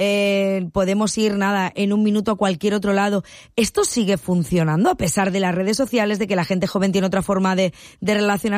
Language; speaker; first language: Spanish; native; Spanish